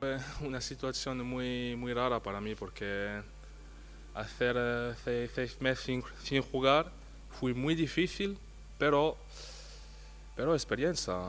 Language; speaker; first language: Spanish; non-native, fluent; French